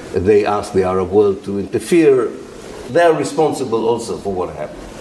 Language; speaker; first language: English; non-native, fluent; Arabic